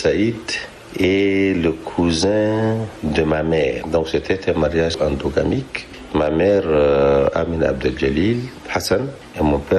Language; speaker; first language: French; non-native, local second language; Arabic